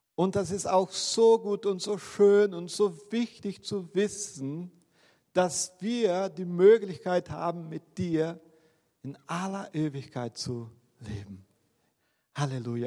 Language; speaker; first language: German; non-native, fluent; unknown